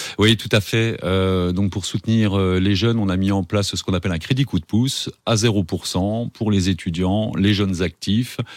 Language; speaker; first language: French; native; French